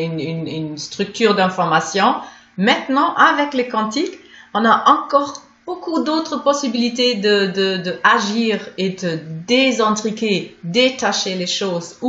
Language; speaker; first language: French; non-native, fluent; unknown